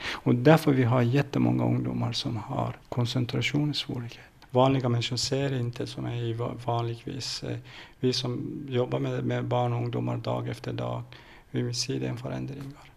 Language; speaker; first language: Swedish; non-native, fluent; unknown